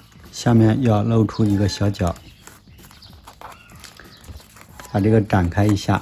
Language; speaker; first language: Chinese; native; Chinese